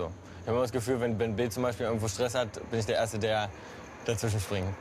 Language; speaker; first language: German; native; German